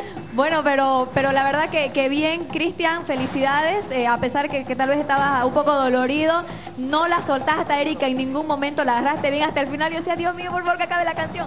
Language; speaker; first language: Spanish; native; Spanish